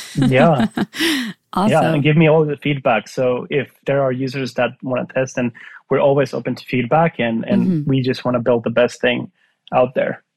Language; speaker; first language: English; non-native, fluent; Finnish